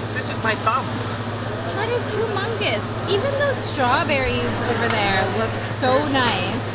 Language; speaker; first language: English; native; English